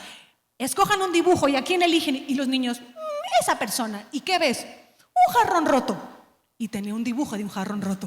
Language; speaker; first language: Spanish; native; Spanish